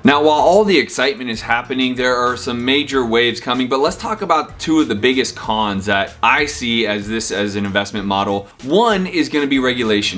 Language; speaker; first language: English; native; English